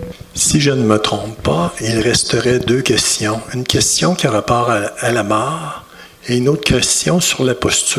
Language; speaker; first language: French; native; French